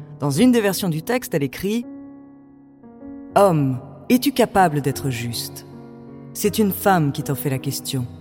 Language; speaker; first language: French; native; French